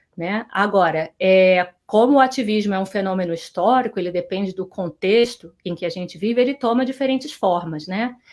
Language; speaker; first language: Portuguese; native; Portuguese